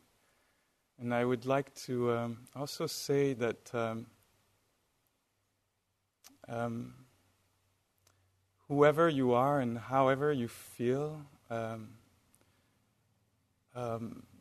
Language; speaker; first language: English; non-native, fluent; French